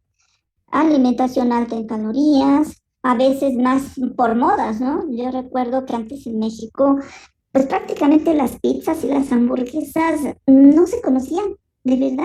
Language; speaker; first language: Spanish; native; Spanish